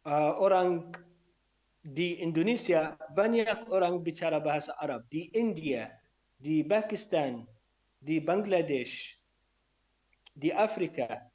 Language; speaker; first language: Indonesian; non-native, learner; Arabic